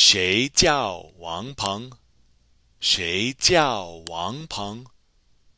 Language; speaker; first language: Chinese; non-native, fluent; English